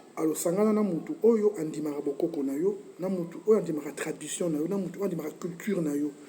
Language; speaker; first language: Lingala; non-native, local second language; Kongo